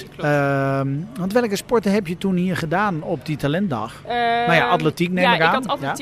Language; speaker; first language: Dutch; native; Dutch